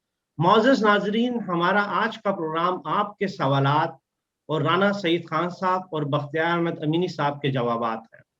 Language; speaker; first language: Urdu; native; Urdu